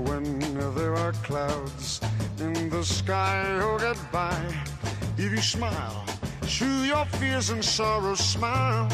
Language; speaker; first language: English; native; English